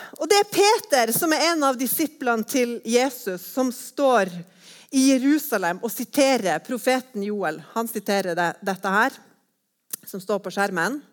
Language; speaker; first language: Norwegian; native; Norwegian